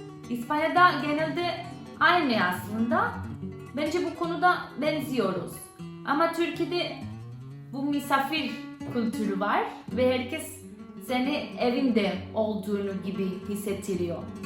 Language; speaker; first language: Turkish; non-native, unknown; Catalan